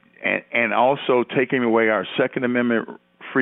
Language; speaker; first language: English; native; English